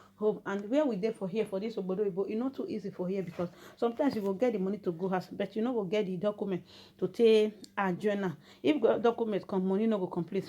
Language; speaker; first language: Nigerian Pidgin; native; Nigerian Pidgin